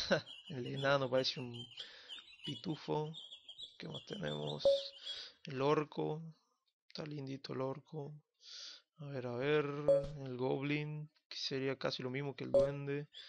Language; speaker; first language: Spanish; native; Spanish